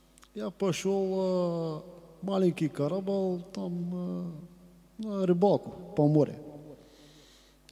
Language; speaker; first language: Russian; non-native, learner; Bulgarian